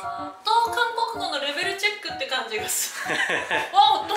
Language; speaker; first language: Korean; non-native, learner; Japanese